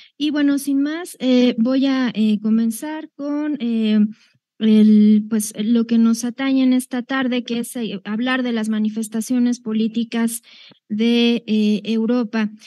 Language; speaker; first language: Spanish; native; Spanish